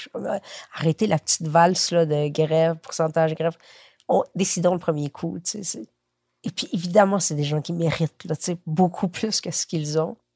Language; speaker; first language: French; early bilingual, other home language; Spanish